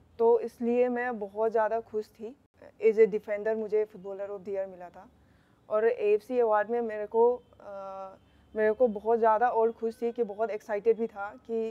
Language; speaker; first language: Hindi; non-native, local second language; Manipuri